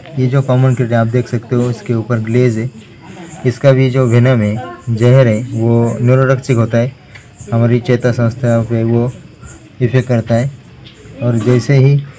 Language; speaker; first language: Hindi; non-native, local second language; Marathi